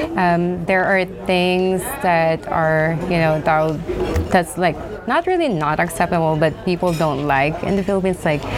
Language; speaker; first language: English; non-native, local second language; Filipino